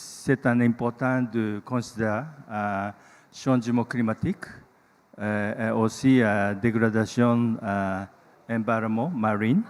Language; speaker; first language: French; non-native, learner; Japanese